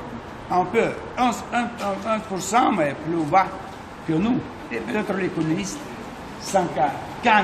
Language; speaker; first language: French; non-native, learner; Russian